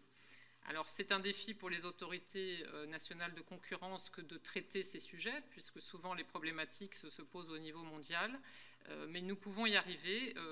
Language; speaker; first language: French; native; French